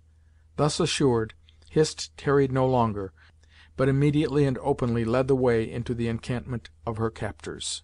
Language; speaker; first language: English; native; English